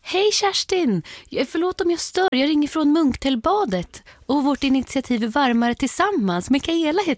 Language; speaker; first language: Swedish; native; Swedish